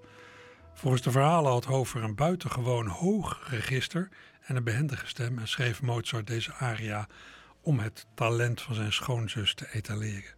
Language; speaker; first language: Dutch; native; Dutch